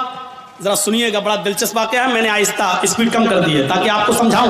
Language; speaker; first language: Urdu; native; Urdu